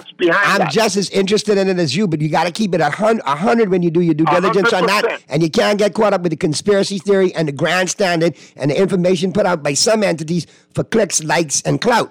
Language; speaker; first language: English; native; English